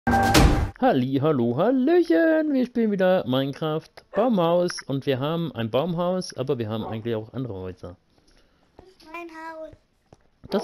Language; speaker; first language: German; native; German